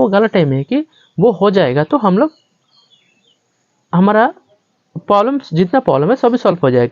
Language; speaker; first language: Hindi; non-native, local second language; Bangla